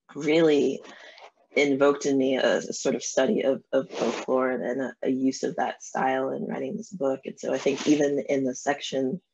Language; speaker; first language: English; native; English